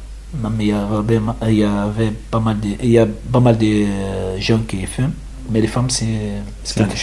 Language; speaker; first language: French; non-native, learner; Arabic